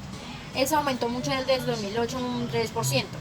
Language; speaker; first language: Spanish; native; Spanish